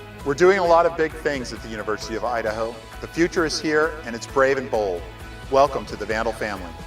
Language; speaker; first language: English; native; English